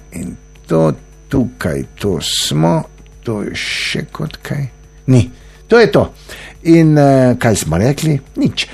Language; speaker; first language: Slovenian; native; Slovenian